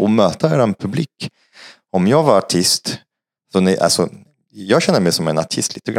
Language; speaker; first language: Swedish; non-native, fluent; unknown